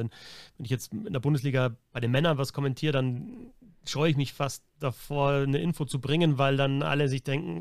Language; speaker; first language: German; native; German